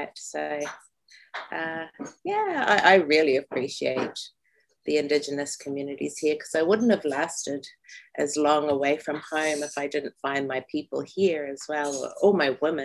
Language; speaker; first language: English; native; English